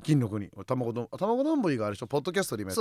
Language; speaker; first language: Japanese; native; Japanese